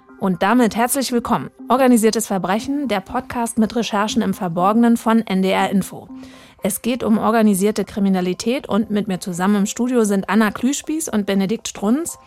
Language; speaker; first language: German; native; German